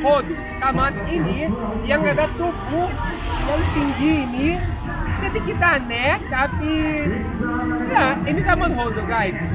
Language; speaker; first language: Indonesian; non-native, fluent; Portuguese